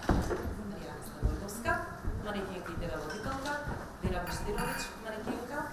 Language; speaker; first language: Macedonian; native; Macedonian